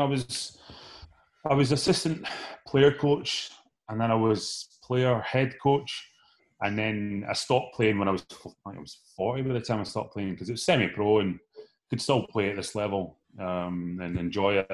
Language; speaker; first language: English; native; English